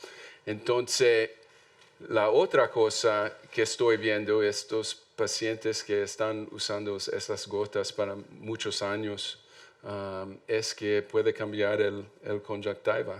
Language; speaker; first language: Spanish; non-native, learner; English